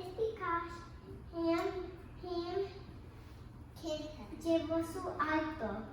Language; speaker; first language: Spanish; early bilingual, heritage; Spanish